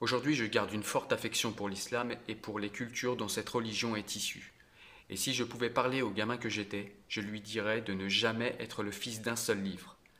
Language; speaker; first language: French; native; French